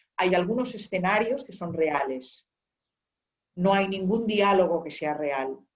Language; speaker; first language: Spanish; early bilingual, heritage; Spanish